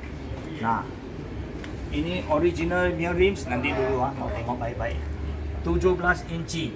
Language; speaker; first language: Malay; non-native, local second language; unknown